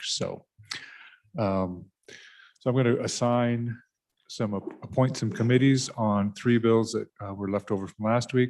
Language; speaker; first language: English; native; English